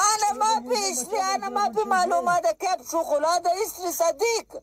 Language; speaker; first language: Arabic; non-native, learner; Pashto